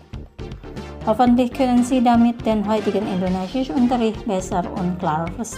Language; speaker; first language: German; non-native, fluent; Indonesian